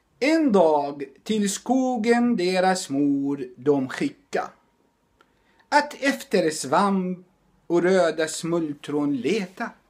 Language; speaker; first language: Swedish; non-native, fluent; Arabic